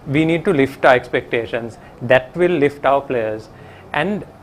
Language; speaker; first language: English; non-native, local second language; Sinhala